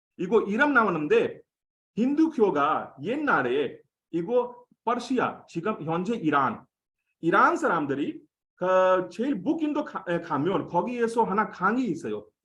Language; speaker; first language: Korean; non-native, fluent; Hindi